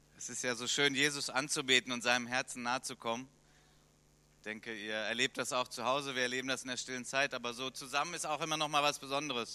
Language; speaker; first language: German; native; German